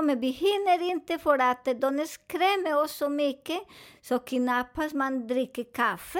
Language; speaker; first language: Swedish; non-native, fluent; Spanish